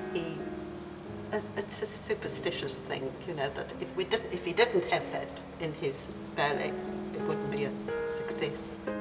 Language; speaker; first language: English; native; English